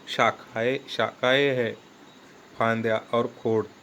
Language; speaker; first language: Hindi; non-native, local second language; Marathi